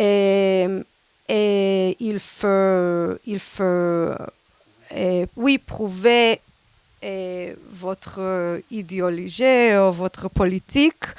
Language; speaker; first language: French; non-native, fluent; Hebrew